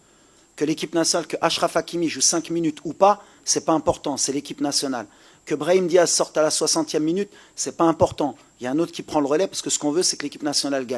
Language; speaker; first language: French; native; French